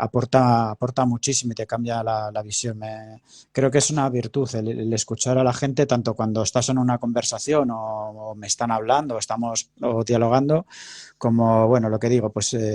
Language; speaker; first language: Spanish; native; Spanish